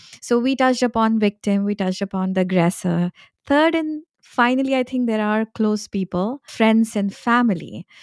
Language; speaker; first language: English; non-native, local second language; Hindi